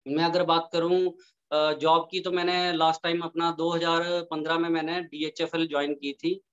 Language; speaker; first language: Hindi; native; Hindi